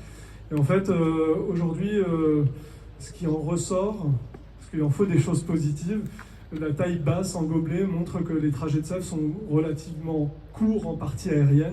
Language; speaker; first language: French; native; French